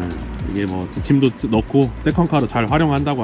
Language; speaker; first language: Korean; native; Korean